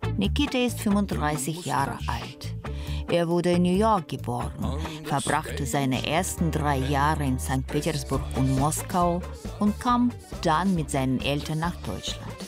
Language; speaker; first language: German; non-native, fluent; Russian